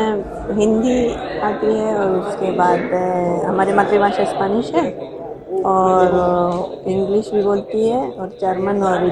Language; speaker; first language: Hindi; non-native, fluent; Spanish